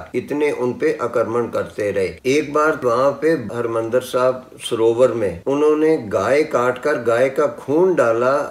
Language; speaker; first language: Hindi; non-native, local second language; Punjabi